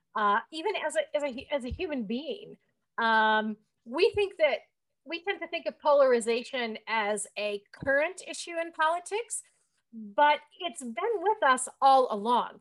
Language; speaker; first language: English; native; English